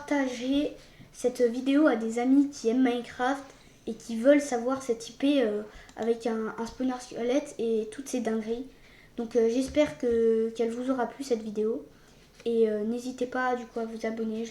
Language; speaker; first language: French; native; French